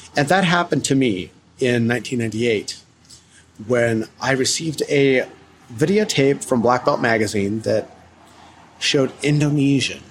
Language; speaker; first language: English; early bilingual, other home language; Russian